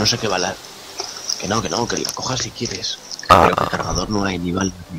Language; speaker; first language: Spanish; native; Spanish